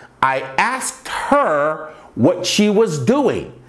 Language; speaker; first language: English; non-native, fluent; Portuguese